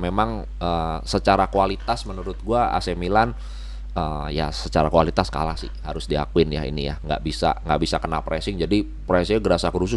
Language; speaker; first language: Indonesian; native; Indonesian